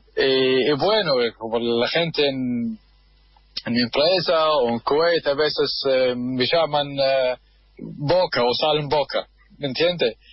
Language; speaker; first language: Spanish; non-native, learner; Arabic